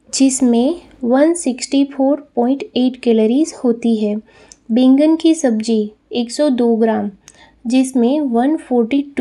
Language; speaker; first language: Hindi; non-native, local second language; Gujarati